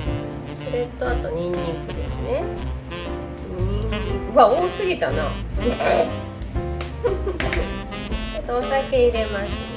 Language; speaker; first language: Japanese; native; Japanese